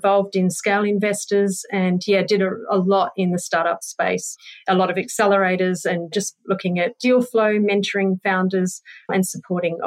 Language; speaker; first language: English; native; English